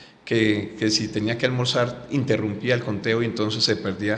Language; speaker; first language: Spanish; native; Spanish